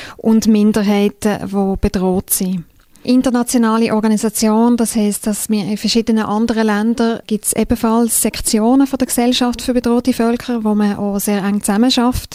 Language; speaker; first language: German; native; German